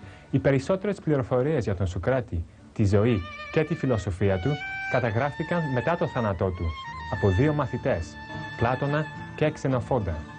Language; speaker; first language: Greek; native; Greek